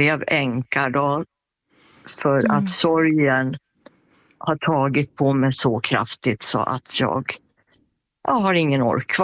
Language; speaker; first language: Swedish; native; Swedish